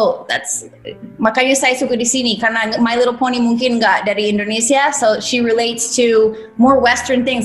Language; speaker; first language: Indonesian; non-native, fluent; English